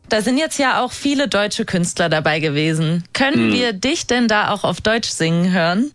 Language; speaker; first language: German; native; German